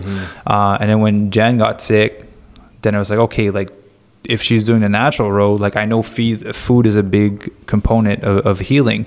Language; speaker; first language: English; native; English